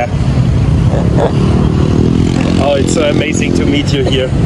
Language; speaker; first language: English; non-native, fluent; German